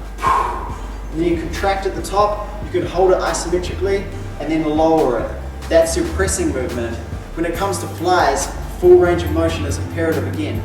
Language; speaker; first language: English; native; English